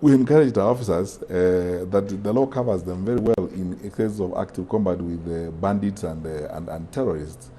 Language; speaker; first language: English; non-native, local second language; Gusii